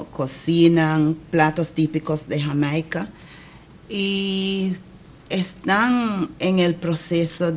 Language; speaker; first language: Spanish; non-native, fluent; English